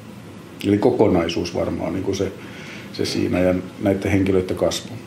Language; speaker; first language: Finnish; native; Finnish